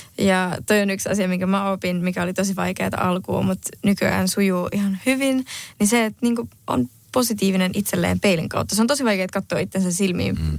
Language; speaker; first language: Finnish; early bilingual, heritage; Spanish